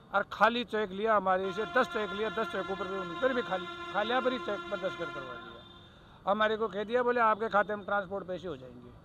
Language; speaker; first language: Hindi; native; Hindi